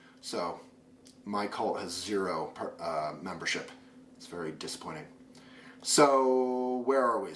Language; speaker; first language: English; native; English